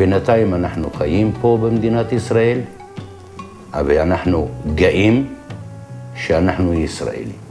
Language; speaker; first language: Hebrew; non-native, local second language; Adyghe